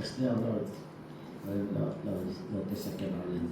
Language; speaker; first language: Hebrew; early bilingual, other home language; Dutch